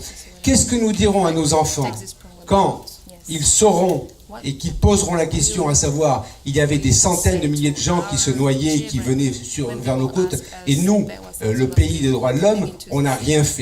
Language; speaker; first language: French; native; French